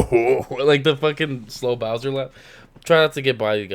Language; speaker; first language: English; native; English